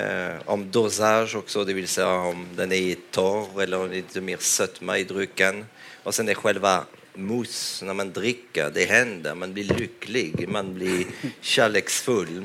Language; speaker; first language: Swedish; non-native, fluent; French